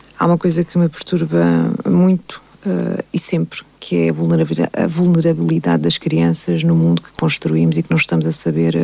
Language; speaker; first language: Portuguese; native; Portuguese